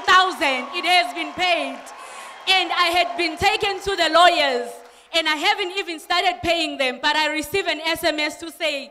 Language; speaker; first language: English; non-native, local second language; Zulu